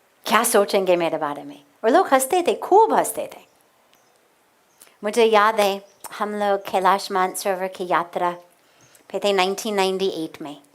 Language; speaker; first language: Hindi; non-native, fluent; English